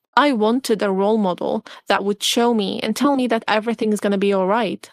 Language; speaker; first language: English; non-native, fluent; Arabic